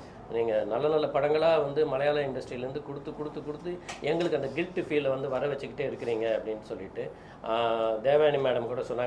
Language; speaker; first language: Tamil; native; Tamil